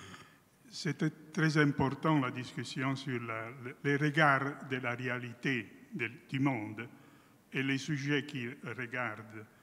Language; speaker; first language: French; non-native, fluent; Italian